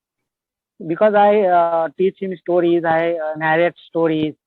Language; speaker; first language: English; non-native, learner; Marathi